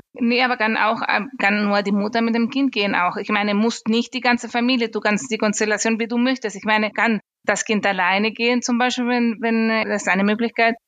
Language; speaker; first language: German; non-native, fluent; Spanish